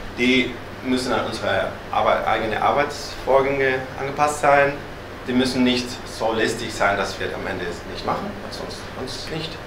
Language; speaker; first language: German; non-native, fluent; Spanish